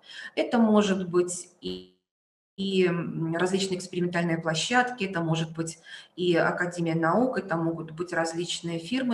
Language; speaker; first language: Russian; native; Russian